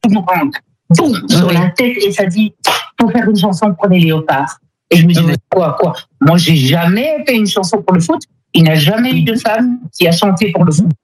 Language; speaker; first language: French; non-native, local second language; Lingala